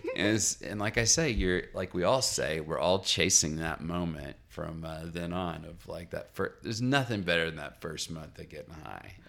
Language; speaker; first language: English; native; English